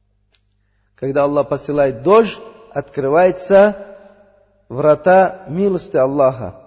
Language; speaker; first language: Russian; non-native, learner; Uzbek